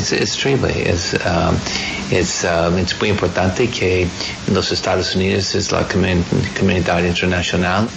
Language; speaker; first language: Spanish; non-native, learner; English